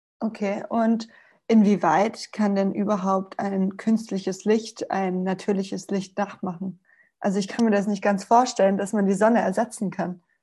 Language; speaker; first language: German; non-native, fluent; Spanish